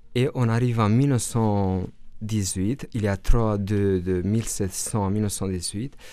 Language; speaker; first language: French; non-native, fluent; Romanian